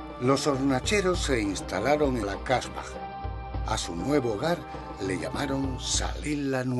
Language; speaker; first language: Spanish; native; Spanish